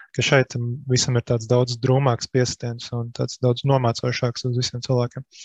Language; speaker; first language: Latvian; native; Latvian